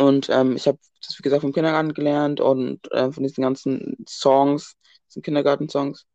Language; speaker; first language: German; early bilingual, other home language; English